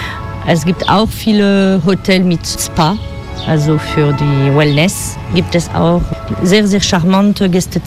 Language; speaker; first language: German; non-native, learner; French